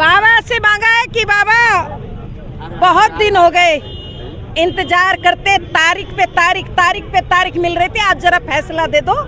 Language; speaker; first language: Hindi; native; Hindi